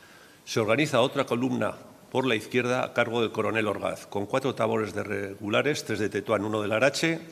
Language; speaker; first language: Spanish; native; Spanish